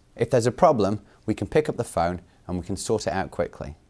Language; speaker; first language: English; native; English